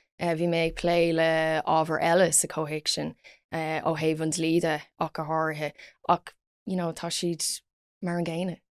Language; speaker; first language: Irish; non-native, local second language; English